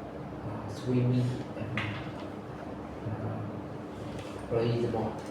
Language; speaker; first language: English; non-native, learner; Vietnamese